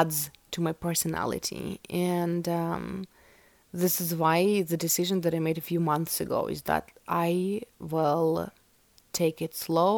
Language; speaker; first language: English; non-native, fluent; Russian